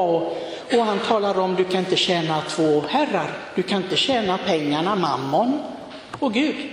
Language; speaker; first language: Swedish; non-native, fluent; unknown